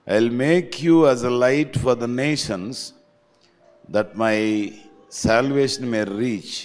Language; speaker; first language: English; non-native, local second language; Telugu